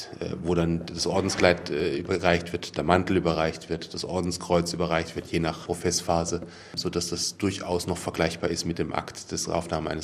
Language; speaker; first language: German; native; German